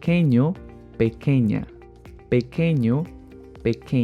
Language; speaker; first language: Spanish; native; Spanish